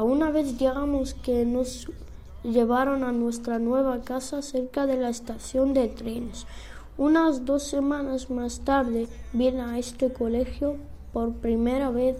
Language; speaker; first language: Spanish; early bilingual, other home language; Turkish